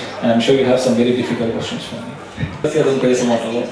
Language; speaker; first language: Tamil; native; Tamil